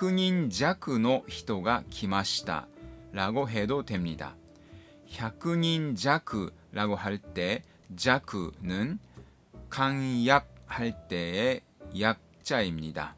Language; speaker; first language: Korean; non-native, fluent; Japanese